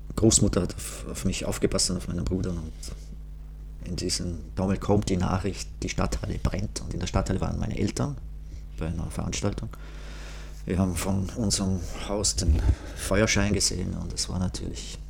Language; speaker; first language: German; native; German